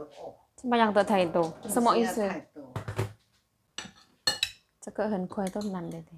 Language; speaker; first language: Chinese; non-native, learner; Indonesian